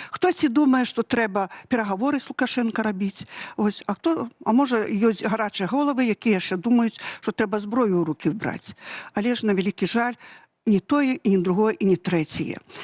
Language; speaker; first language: Belarusian; native; Belarusian